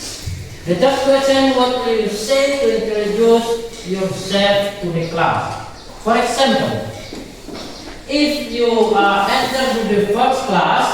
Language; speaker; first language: English; non-native, learner; Indonesian